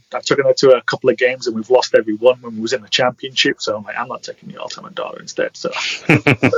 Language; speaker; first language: English; native; English